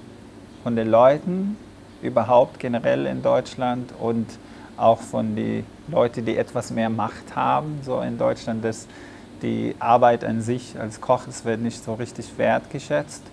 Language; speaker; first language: German; non-native, fluent; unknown